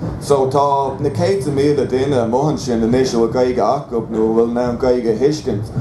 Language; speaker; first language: Irish; native; Irish